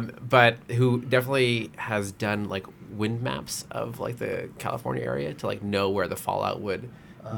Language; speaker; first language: English; native; English